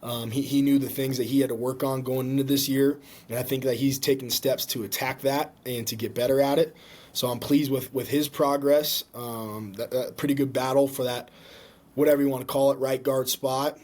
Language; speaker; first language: English; native; English